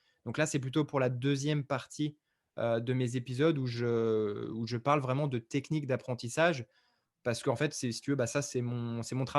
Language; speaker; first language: French; native; French